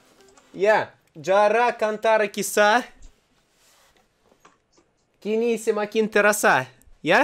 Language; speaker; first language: Indonesian; non-native, learner; Russian